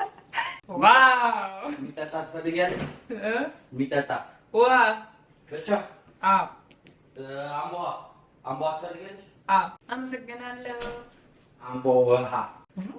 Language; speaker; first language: Amharic; non-native, learner; Arabic